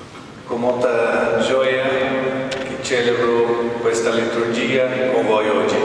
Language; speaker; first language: Italian; non-native, fluent; Portuguese